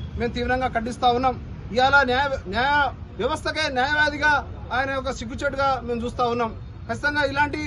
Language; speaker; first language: Telugu; non-native, local second language; Lambadi